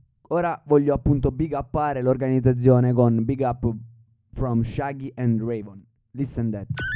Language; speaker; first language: Italian; native; Italian